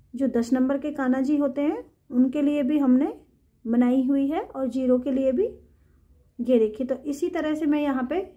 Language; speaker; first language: Hindi; native; Hindi